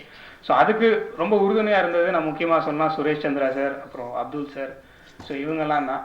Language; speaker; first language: Tamil; native; Tamil